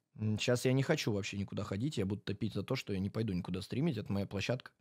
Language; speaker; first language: Russian; native; Russian